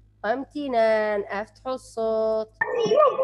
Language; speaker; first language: Arabic; native; Arabic